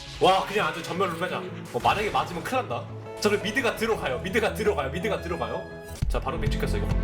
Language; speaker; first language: Korean; native; Korean